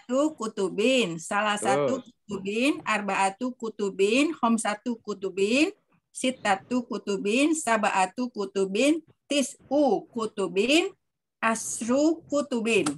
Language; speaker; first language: Arabic; non-native, learner; Indonesian